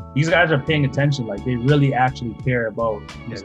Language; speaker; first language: English; native; English